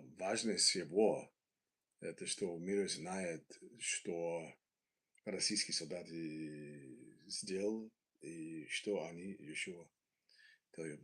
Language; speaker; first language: Russian; non-native, learner; English